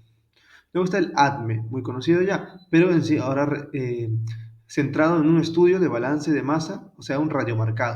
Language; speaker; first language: Spanish; native; Spanish